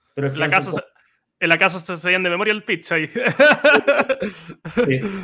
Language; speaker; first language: Spanish; native; Spanish